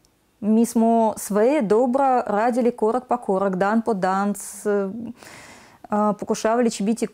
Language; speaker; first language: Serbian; non-native, learner; Russian